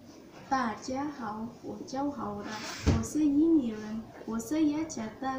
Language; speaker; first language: Chinese; non-native, learner; Indonesian